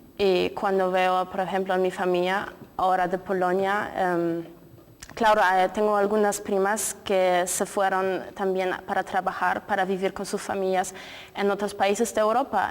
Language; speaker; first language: Spanish; non-native, fluent; Polish